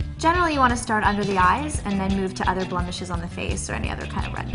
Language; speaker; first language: English; native; English